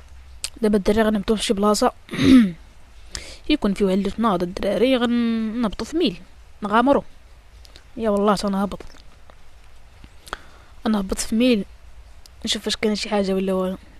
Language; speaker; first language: Arabic; native; Arabic